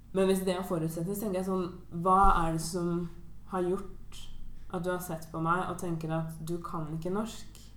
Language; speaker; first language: Norwegian; native; Norwegian